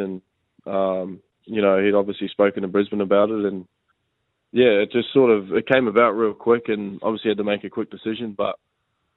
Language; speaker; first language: English; native; English